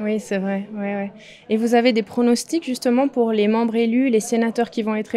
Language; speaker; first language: French; native; French